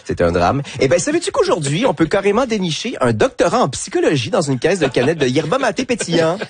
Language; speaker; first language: French; native; French